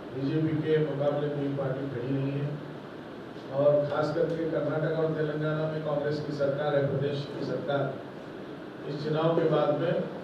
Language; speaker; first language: Hindi; non-native, local second language; Marathi